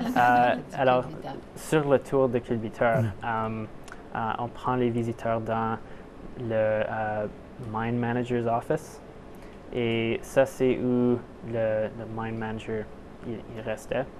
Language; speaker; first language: French; non-native, local second language; English